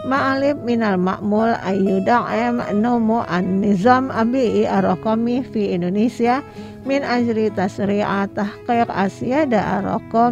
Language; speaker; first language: Arabic; non-native, fluent; Indonesian